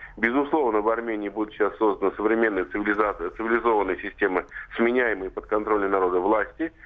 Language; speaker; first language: Russian; native; Russian